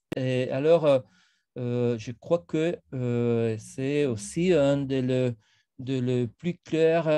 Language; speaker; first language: French; non-native, fluent; Spanish